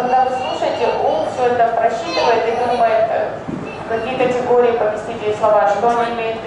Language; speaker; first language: Russian; native; Russian